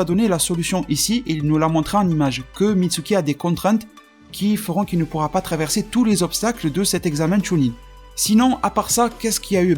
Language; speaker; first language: French; native; French